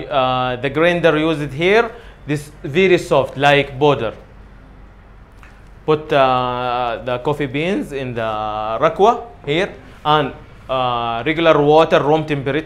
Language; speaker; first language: English; non-native, learner; Arabic